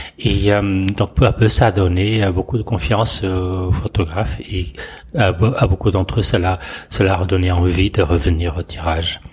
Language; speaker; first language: French; non-native, fluent; Portuguese